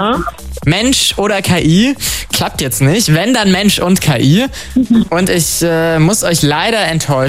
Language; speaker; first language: German; native; German